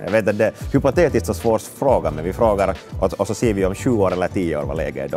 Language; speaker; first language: Swedish; native; Swedish